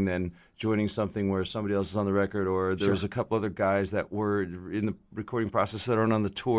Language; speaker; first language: English; native; English